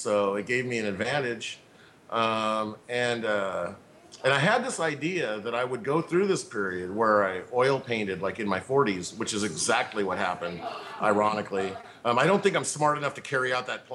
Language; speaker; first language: English; native; English